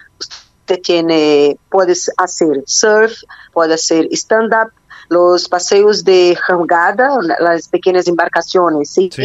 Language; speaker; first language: Spanish; non-native, learner; Portuguese